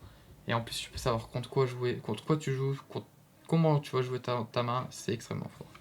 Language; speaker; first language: French; native; French